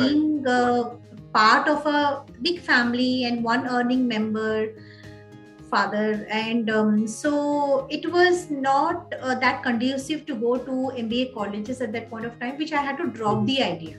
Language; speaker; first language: English; non-native, local second language; Odia